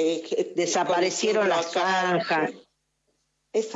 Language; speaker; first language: Spanish; native; Spanish